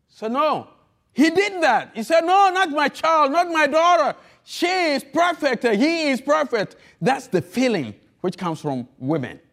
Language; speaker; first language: English; non-native, fluent; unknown